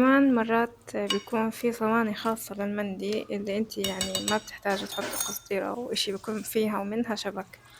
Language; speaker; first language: Arabic; native; Arabic